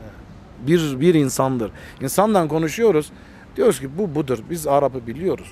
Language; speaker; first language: Turkish; non-native, fluent; Armenian